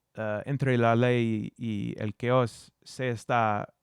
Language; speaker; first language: Spanish; non-native, learner; English